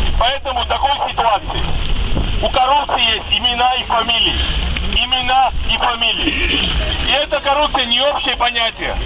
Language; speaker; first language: Russian; non-native, local second language; Georgian